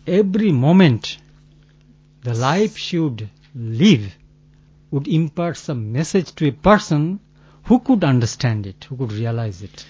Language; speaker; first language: English; non-native, local second language; Bangla